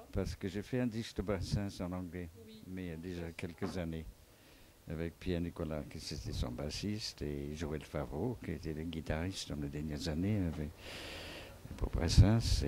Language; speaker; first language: French; non-native, fluent; English